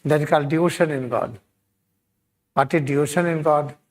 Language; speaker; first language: English; non-native, local second language; Hindi